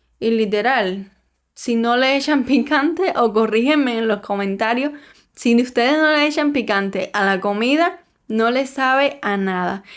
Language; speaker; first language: Spanish; native; Spanish